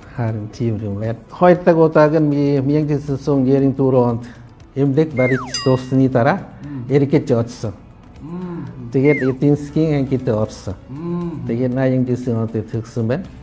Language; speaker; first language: Mongolian; non-native, fluent; Lao